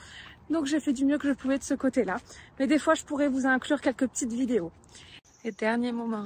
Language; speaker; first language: French; native; French